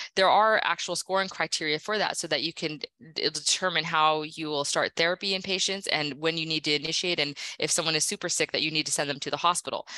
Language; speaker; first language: English; native; English